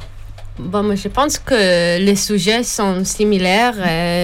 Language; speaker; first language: French; non-native, learner; Hebrew